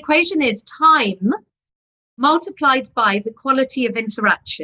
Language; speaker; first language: English; native; English